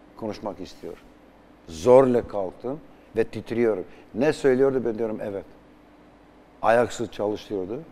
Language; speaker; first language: Turkish; non-native, fluent; Albanian